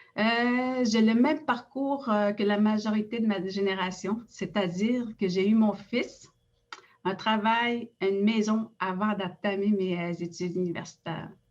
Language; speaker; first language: French; non-native, local second language; Innu-aimun